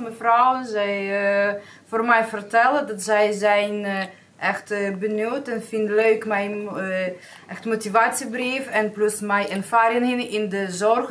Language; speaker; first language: Dutch; non-native, learner; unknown